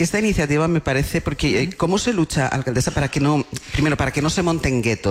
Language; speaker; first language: Spanish; native; Spanish